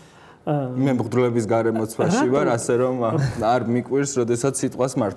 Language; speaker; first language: Georgian; native; Georgian